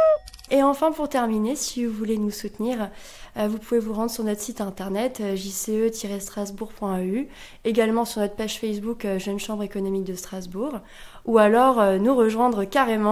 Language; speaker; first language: French; native; French